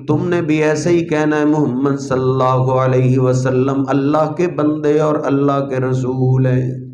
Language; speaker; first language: Urdu; non-native, local second language; Punjabi